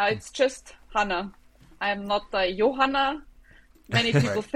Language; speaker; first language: English; non-native, fluent; German